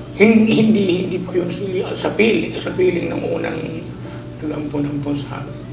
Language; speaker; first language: Filipino; non-native, local second language; Waray